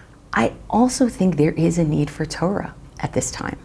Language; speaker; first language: English; native; English